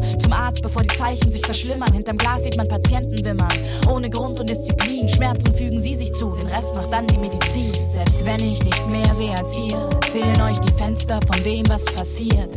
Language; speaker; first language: German; native; German